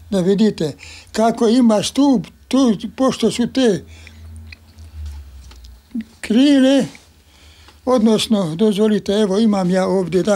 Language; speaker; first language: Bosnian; non-native, local second language; Hungarian